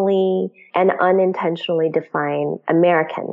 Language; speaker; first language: English; native; English